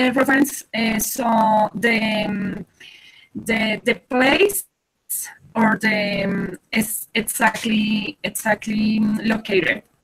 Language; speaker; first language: English; non-native, learner; Spanish